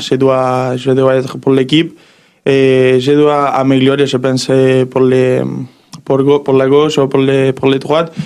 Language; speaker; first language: French; non-native, learner; Spanish